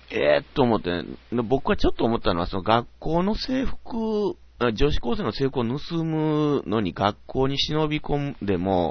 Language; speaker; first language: Japanese; native; Japanese